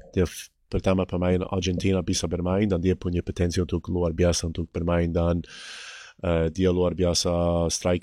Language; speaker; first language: Indonesian; non-native, fluent; English